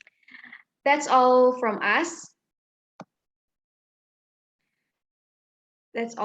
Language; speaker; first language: English; non-native, learner; Indonesian